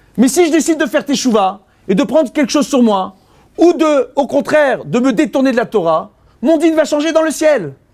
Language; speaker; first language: French; native; French